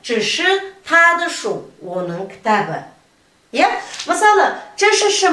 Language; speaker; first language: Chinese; non-native, fluent; Kazakh